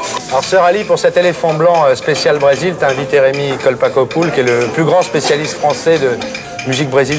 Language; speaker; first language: French; native; French